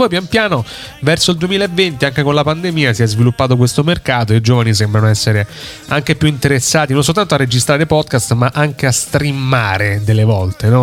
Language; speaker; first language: Italian; native; Italian